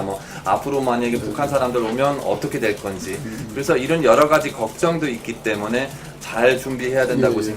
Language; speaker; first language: Korean; non-native, fluent; German